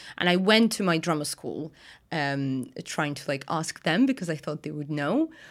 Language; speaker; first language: English; non-native, fluent; Russian